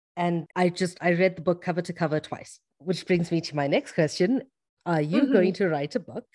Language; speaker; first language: English; native; English